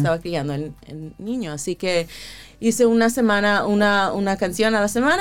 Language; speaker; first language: Spanish; early bilingual, heritage; Spanish